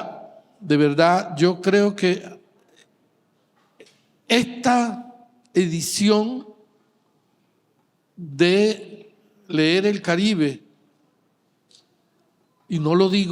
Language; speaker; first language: Spanish; native; Spanish